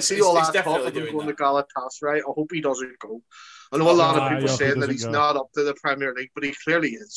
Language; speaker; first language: English; native; English